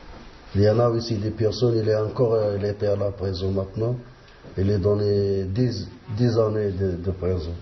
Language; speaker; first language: French; non-native, learner; Arabic